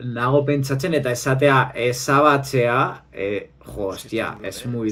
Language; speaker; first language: Basque; non-native, local second language; Spanish